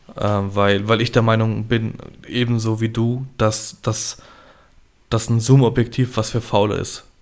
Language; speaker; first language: German; early bilingual, other home language; Polish